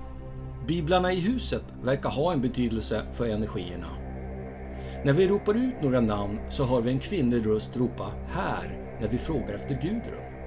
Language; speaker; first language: Swedish; native; Swedish